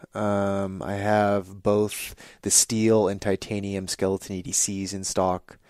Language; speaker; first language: English; native; English